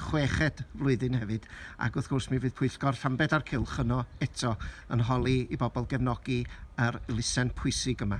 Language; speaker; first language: Welsh; native; Welsh